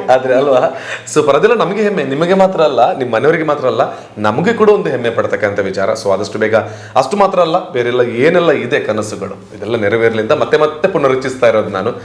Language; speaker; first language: Kannada; native; Kannada